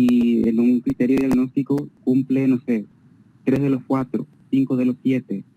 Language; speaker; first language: Spanish; native; Spanish